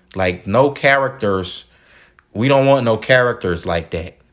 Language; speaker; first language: English; native; English